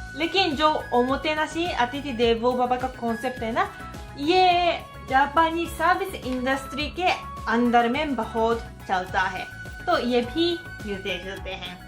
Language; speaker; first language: Hindi; non-native, fluent; Japanese